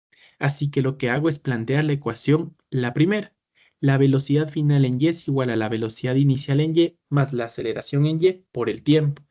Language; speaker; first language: Spanish; native; Spanish